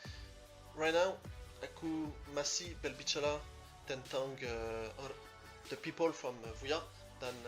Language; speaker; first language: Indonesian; non-native, learner; French